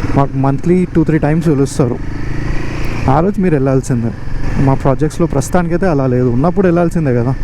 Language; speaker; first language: Telugu; non-native, local second language; Hindi